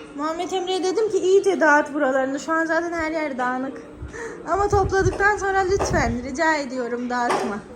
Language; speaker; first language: Turkish; native; Turkish